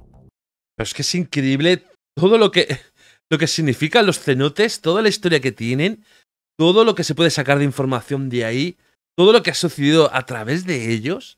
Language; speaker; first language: Spanish; native; Spanish